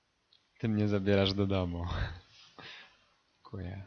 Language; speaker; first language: Polish; native; Polish